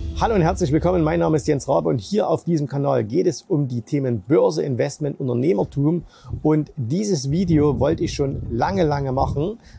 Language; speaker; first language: German; native; German